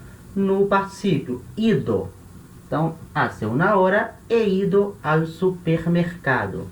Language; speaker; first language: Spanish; non-native, fluent; Portuguese